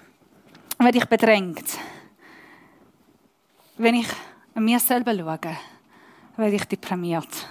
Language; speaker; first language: German; non-native, learner; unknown